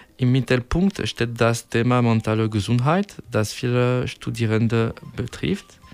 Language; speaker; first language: German; non-native, fluent; French